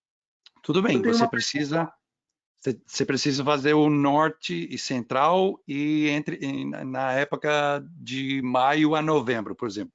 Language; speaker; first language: Portuguese; non-native, fluent; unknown